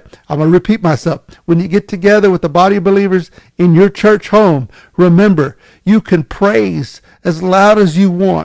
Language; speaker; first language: English; native; English